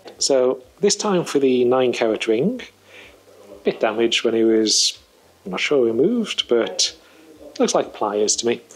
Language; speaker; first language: English; native; English